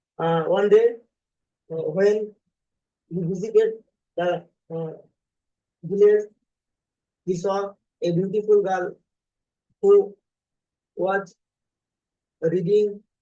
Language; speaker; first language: English; non-native, learner; Bangla